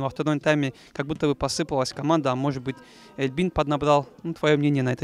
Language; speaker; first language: Russian; native; Russian